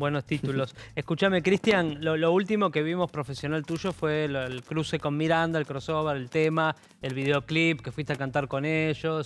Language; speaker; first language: Spanish; native; Spanish